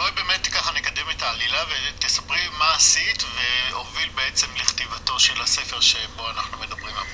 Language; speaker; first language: Hebrew; native; Hebrew